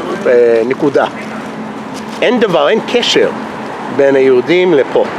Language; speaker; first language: Hebrew; non-native, fluent; English